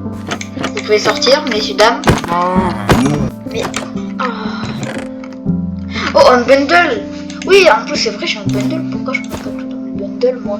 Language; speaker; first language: French; native; French